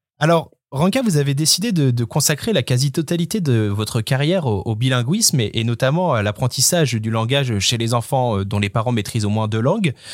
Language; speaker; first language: French; native; French